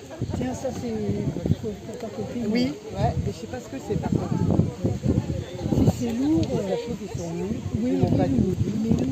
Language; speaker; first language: French; native; French